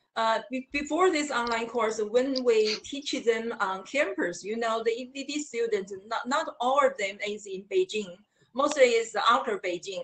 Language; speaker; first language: English; non-native, learner; Chinese